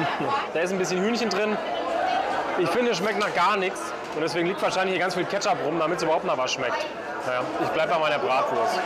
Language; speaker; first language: German; native; German